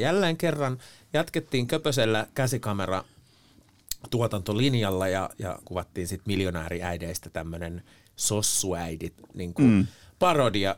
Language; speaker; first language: Finnish; native; Finnish